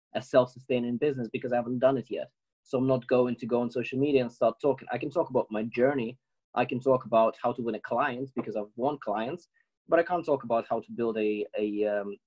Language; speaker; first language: English; non-native, fluent; Ukrainian